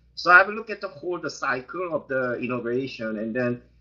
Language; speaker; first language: English; non-native, fluent; Korean